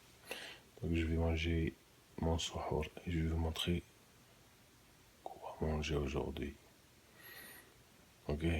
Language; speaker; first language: French; non-native, local second language; Arabic